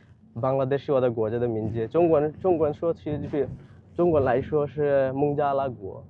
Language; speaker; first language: Chinese; non-native, learner; Bangla